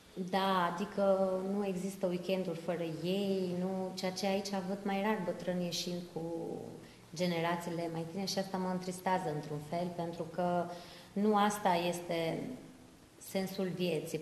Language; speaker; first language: Romanian; non-native, fluent; Albanian